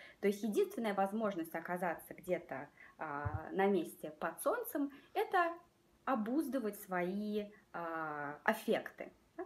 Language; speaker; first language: Russian; native; Russian